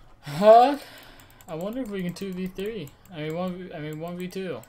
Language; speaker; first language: English; native; English